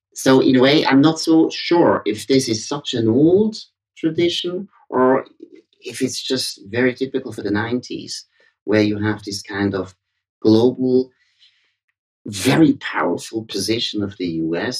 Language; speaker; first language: English; non-native, fluent; German